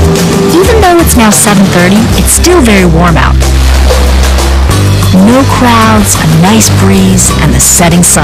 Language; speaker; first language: English; early bilingual, other home language; Italian